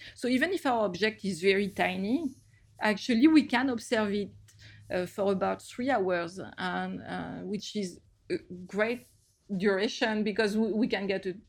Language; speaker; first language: English; non-native, fluent; French